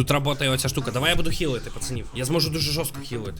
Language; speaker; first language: Ukrainian; non-native, local second language; Russian